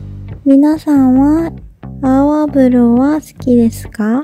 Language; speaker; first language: Japanese; non-native, learner; Korean